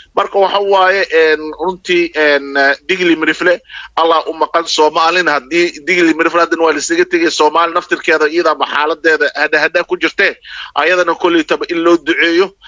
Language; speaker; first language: Somali; non-native, local second language; Maay